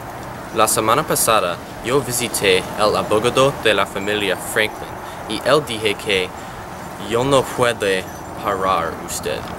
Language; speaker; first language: Spanish; non-native, learner; English